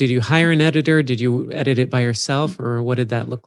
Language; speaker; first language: English; native; English